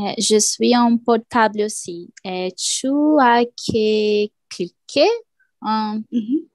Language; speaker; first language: French; non-native, learner; Portuguese